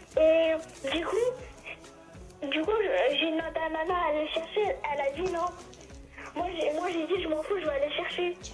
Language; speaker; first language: French; early bilingual, other home language; Turkish